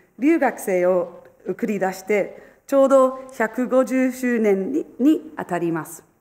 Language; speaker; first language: Japanese; non-native, fluent; English